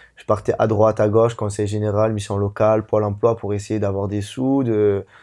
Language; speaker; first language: French; native; French